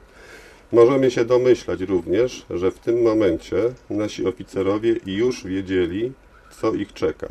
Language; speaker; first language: Polish; native; Polish